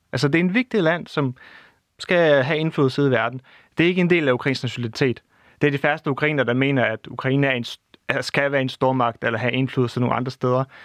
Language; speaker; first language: Danish; non-native, fluent; Russian